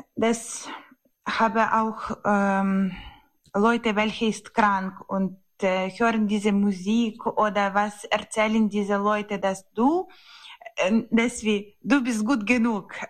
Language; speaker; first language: German; non-native, learner; Ukrainian